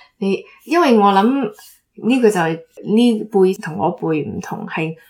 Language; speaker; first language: Cantonese; early bilingual, heritage; Cantonese